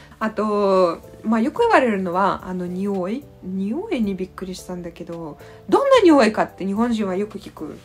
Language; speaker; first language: Japanese; non-native, fluent; Russian